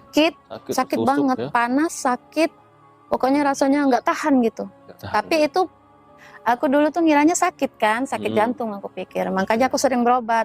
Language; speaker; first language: Indonesian; native; Indonesian